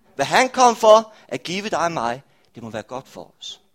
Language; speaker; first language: Danish; native; Danish